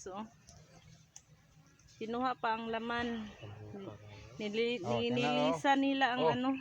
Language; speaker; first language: Filipino; non-native, local second language; Cebuano